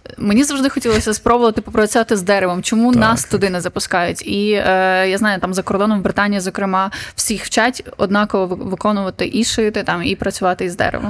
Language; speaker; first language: Ukrainian; native; Ukrainian